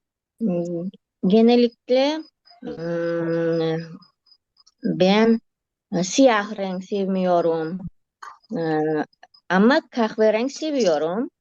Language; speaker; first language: Turkish; non-native, learner; Uzbek